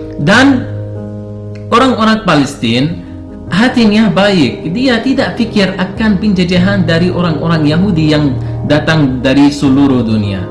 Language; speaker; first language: Indonesian; non-native, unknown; Arabic